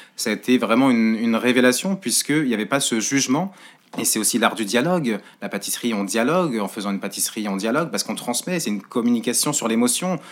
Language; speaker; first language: French; native; French